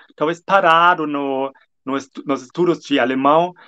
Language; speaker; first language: Portuguese; non-native, fluent; German